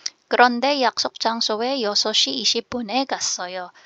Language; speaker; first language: Korean; non-native, fluent; Filipino